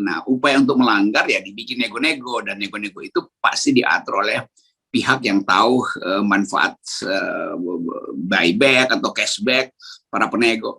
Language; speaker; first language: Indonesian; native; Indonesian